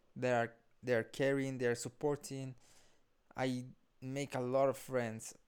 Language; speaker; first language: English; non-native, fluent; Spanish